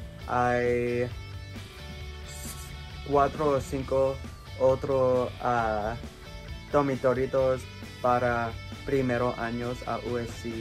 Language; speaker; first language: Spanish; non-native, learner; English